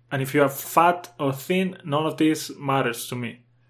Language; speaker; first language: English; non-native, fluent; Spanish